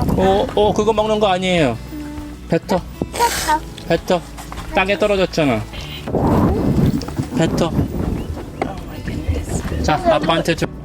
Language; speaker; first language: Korean; early bilingual, heritage; Korean